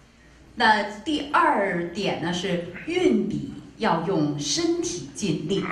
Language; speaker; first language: Chinese; native; Chinese